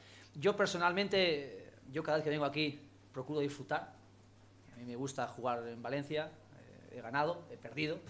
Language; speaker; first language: Spanish; native; Spanish